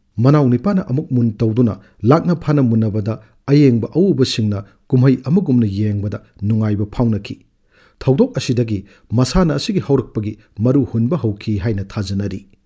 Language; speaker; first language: Manipuri; native; Manipuri